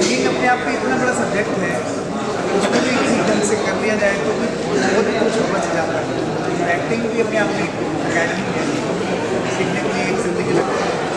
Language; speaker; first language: Hindi; native; Hindi